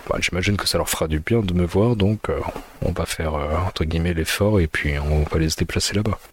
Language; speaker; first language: French; early bilingual, other home language; Amharic